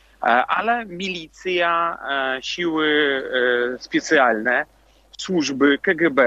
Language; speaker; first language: Polish; non-native, fluent; Belarusian